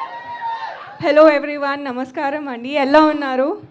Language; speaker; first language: Telugu; non-native, local second language; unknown